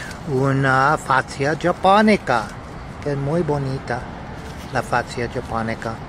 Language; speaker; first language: Spanish; non-native, learner; English